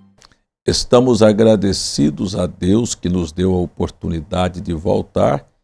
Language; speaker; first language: Portuguese; native; Portuguese